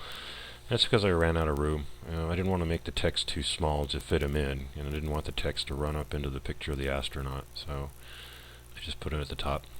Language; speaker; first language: English; native; English